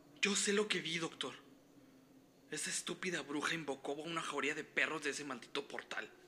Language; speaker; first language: Spanish; native; Spanish